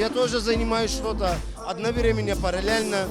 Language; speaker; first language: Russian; non-native, learner; Turkish